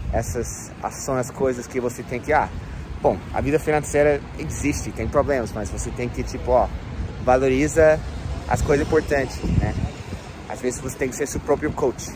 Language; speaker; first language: Portuguese; non-native, fluent; English